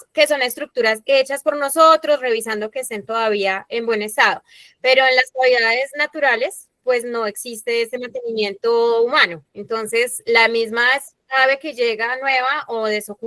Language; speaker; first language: Spanish; native; Spanish